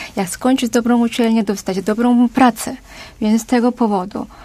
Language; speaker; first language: Polish; non-native, fluent; Korean